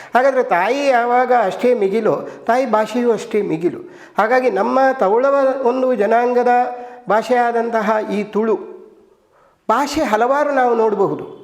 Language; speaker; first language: Kannada; non-native, local second language; Tulu